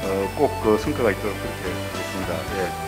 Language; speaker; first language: Korean; native; Korean